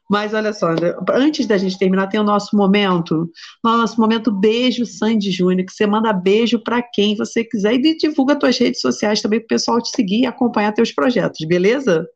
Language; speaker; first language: Portuguese; native; Portuguese